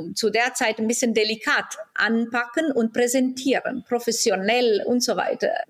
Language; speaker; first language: German; non-native, fluent; Romanian